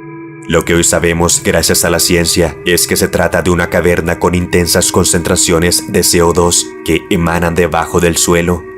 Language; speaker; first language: Spanish; native; Spanish